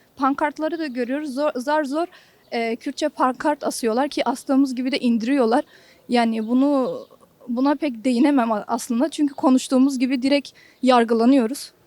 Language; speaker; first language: Turkish; non-native, local second language; Kurdish